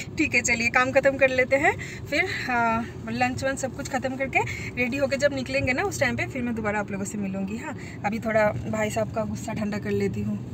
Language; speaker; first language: Hindi; non-native, local second language; Bangla